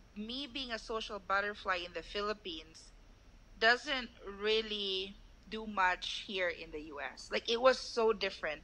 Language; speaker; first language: English; non-native, local second language; Cebuano